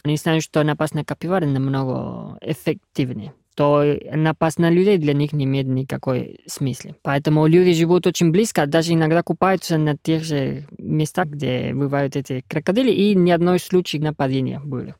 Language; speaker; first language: Russian; non-native, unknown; Spanish